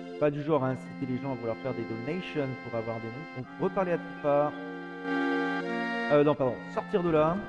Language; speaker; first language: French; native; French